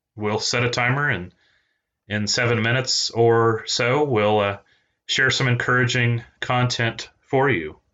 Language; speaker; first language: English; native; English